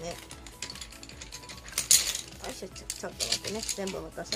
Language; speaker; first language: Japanese; native; Japanese